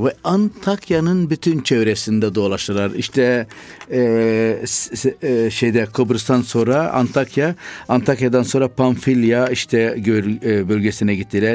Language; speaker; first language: Turkish; non-native, fluent; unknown